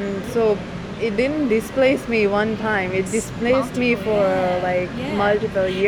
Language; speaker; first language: English; non-native, local second language; Sinhala